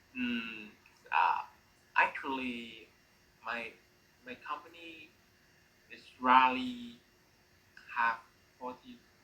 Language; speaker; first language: English; non-native, learner; Vietnamese